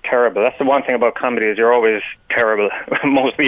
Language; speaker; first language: English; native; English